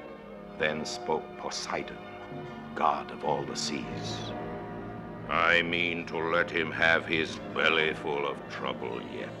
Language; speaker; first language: English; native; English